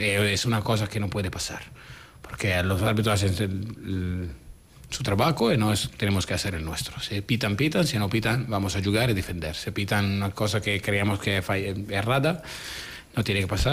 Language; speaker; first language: Spanish; non-native, fluent; Italian